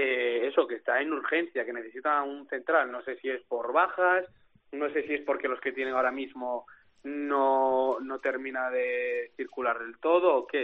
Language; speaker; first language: Spanish; native; Spanish